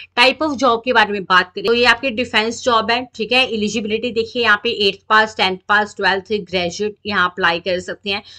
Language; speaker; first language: Hindi; native; Hindi